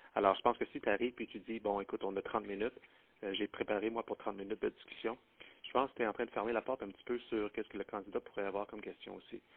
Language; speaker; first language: French; native; French